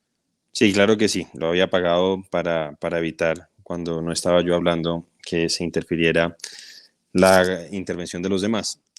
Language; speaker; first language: Spanish; native; Spanish